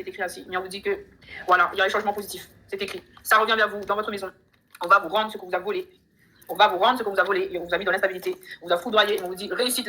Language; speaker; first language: French; native; French